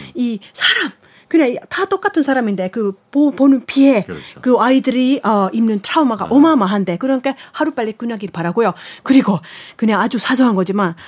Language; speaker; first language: Korean; non-native, fluent; Finnish